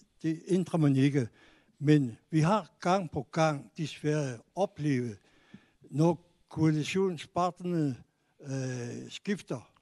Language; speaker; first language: Danish; non-native, local second language; Kalaallisut